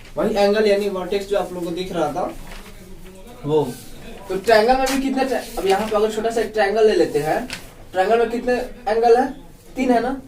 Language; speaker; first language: Hindi; native; Hindi